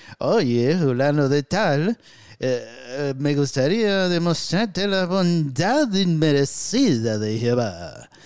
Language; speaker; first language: Spanish; early bilingual, heritage; Spanish